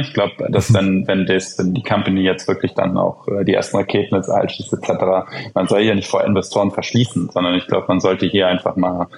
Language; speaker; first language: German; native; German